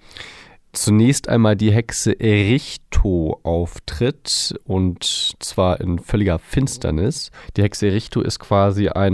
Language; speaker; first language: German; native; German